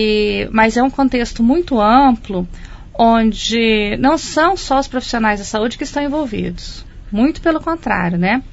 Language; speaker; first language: Portuguese; native; Portuguese